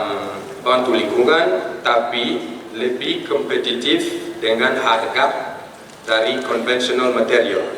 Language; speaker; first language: Indonesian; non-native, fluent; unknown